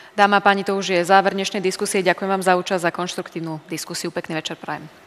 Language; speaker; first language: Slovak; native; Slovak